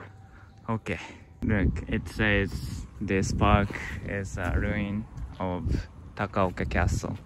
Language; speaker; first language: English; non-native, learner; Japanese